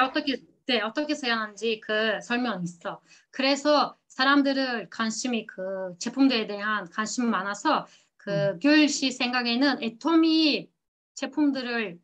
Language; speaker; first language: Korean; non-native, learner; Turkish